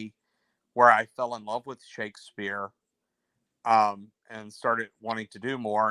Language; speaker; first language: English; native; English